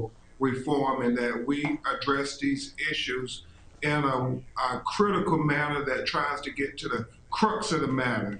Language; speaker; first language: English; native; English